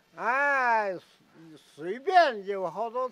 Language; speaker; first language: Chinese; non-native, local second language; Hmong